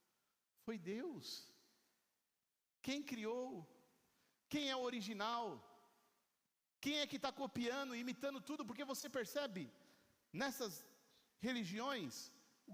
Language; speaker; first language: Portuguese; native; Portuguese